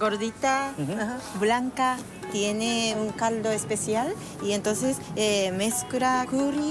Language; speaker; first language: Spanish; non-native, fluent; Japanese